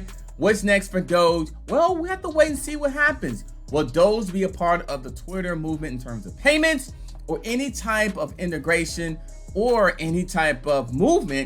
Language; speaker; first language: English; native; English